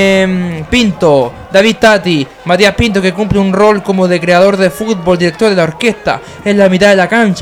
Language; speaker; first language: Spanish; native; Spanish